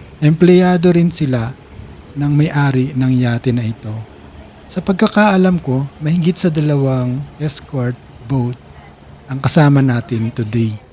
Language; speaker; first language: Filipino; native; Filipino